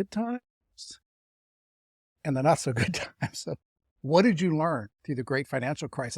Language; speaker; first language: English; native; English